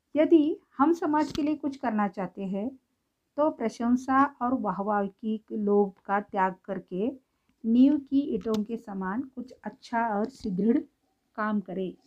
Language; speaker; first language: Hindi; non-native, local second language; Marathi